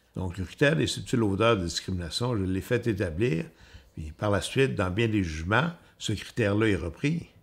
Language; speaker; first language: French; native; French